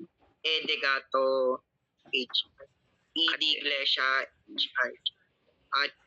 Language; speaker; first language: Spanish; non-native, learner; Filipino